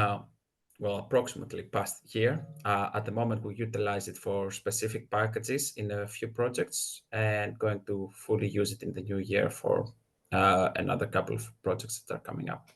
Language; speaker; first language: English; non-native, fluent; Greek